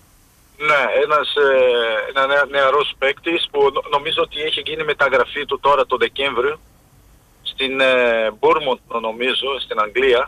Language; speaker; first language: Greek; non-native, fluent; Portuguese